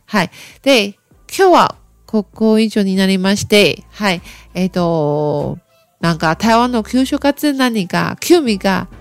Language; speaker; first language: Japanese; non-native, learner; Chinese